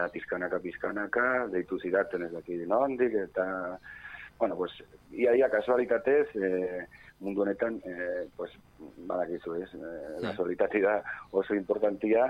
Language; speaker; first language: Basque; non-native, local second language; Spanish